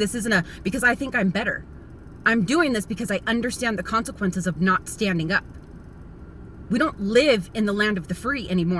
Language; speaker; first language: English; native; English